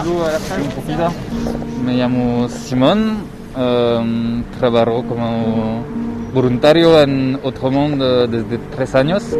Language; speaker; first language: Spanish; non-native, fluent; French